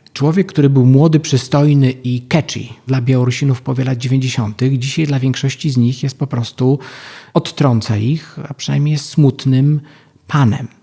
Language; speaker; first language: Polish; native; Polish